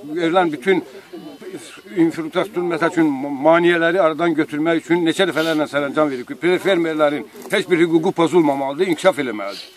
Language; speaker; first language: Azerbaijani; non-native, local second language; Lezghian